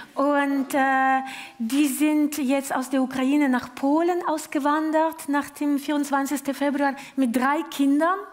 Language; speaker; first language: German; non-native, learner; Ukrainian